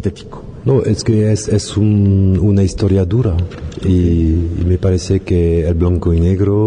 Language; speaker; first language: Spanish; non-native, learner; French